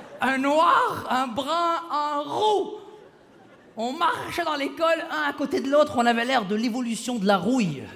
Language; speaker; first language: French; early bilingual, other home language; Arabic